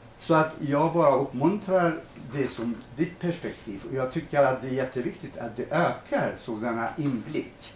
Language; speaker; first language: Swedish; non-native, fluent; Kurdish